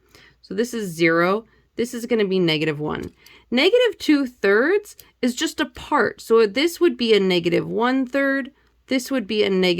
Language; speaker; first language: English; native; English